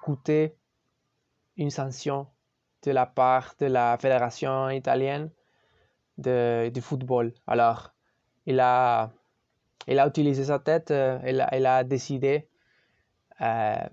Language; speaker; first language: French; non-native, learner; Spanish